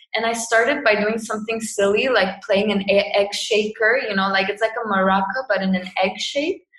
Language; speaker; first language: English; non-native, fluent; Greek